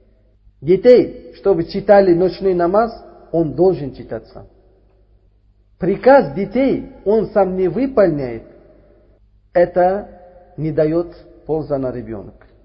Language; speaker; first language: Russian; non-native, learner; Uzbek